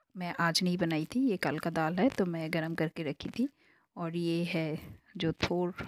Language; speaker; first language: Hindi; non-native, local second language; Bangla